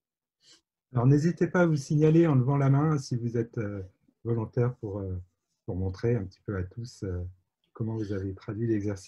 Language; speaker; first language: French; native; French